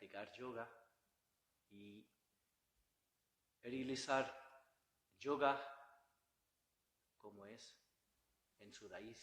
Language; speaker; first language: Spanish; non-native, learner; Bangla